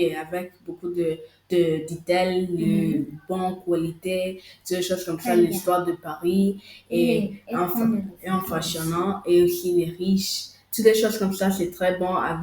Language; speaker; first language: French; non-native, local second language; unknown